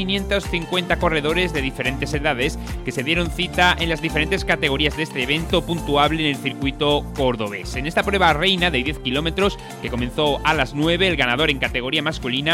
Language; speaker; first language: Spanish; native; Spanish